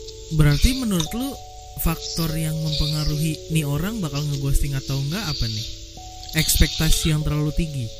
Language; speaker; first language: Indonesian; native; Indonesian